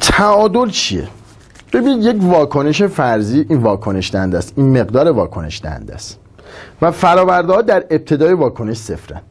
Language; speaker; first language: Persian; native; Persian